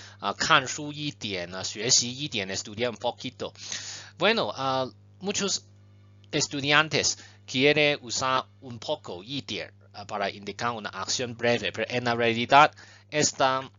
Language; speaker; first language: Spanish; non-native, fluent; Chinese